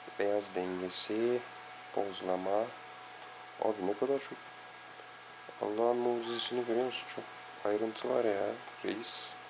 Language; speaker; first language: Turkish; native; Turkish